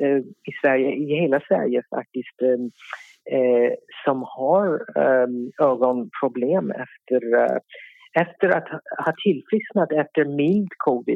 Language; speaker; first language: Swedish; non-native, fluent; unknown